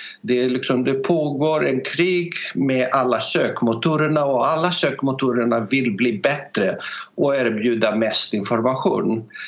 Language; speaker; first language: Swedish; non-native, fluent; Greek